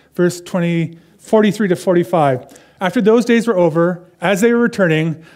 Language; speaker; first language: English; native; English